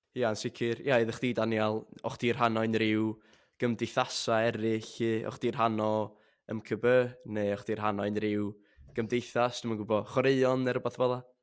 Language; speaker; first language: Welsh; native; Welsh